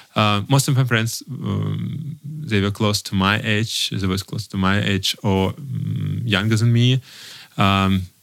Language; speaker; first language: English; non-native, learner; Russian